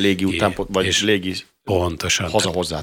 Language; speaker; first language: Hungarian; native; Hungarian